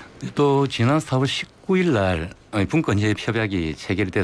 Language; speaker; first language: Korean; native; Korean